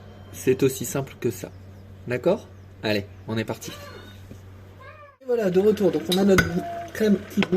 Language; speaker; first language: French; native; French